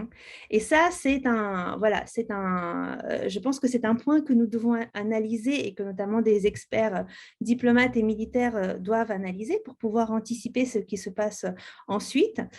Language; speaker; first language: French; native; French